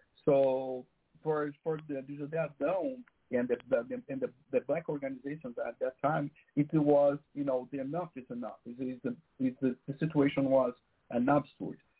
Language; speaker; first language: English; non-native, fluent; Portuguese